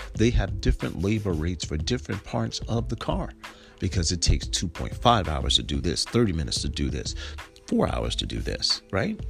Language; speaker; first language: English; native; English